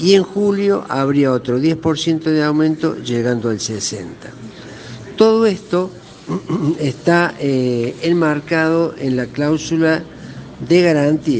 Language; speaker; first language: Spanish; native; Spanish